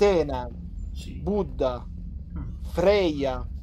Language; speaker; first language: Italian; native; Italian